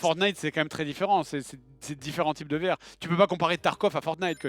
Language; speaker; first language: French; native; French